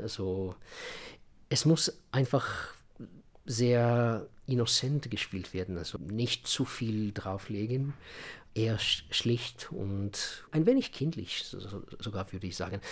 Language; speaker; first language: German; non-native, fluent; Russian